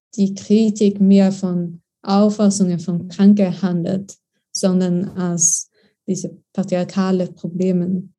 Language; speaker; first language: German; non-native, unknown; Swedish